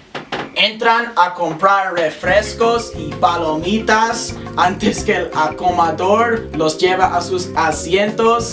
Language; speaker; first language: Spanish; non-native, learner; English